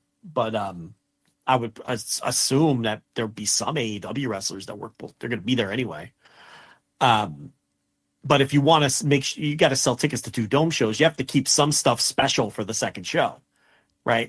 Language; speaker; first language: English; native; English